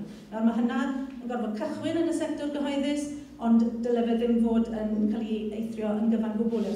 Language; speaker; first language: Welsh; native; Welsh